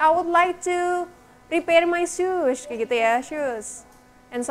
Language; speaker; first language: English; non-native, learner; Indonesian